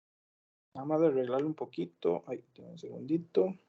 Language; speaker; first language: Spanish; native; Spanish